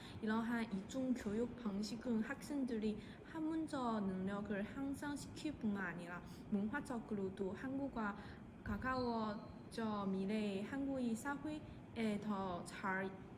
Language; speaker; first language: Korean; non-native, fluent; Chinese